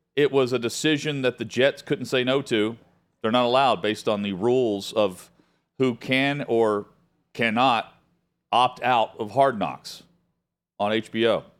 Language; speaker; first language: English; native; English